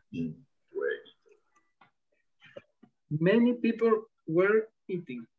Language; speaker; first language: English; non-native, learner; Spanish